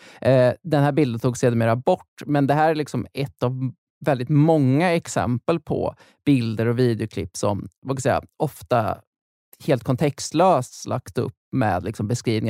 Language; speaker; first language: Swedish; native; Swedish